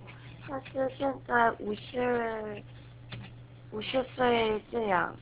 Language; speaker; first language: Chinese; non-native, learner; Korean